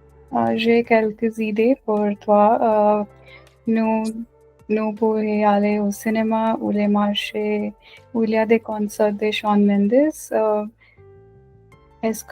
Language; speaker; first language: French; non-native, learner; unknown